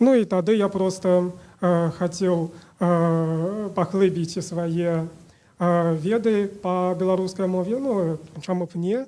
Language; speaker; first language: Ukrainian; non-native, fluent; Chinese